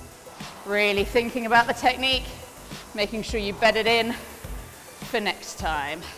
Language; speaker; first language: English; native; English